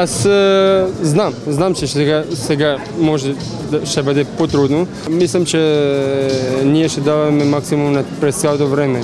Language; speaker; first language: Bulgarian; non-native, learner; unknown